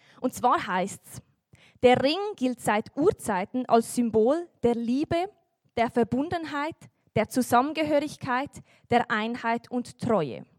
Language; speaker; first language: German; native; German